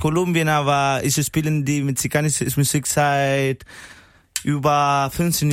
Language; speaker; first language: German; non-native, learner; Spanish